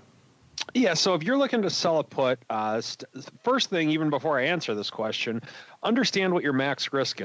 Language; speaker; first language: English; native; English